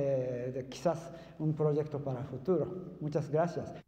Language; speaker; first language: Spanish; non-native, fluent; Japanese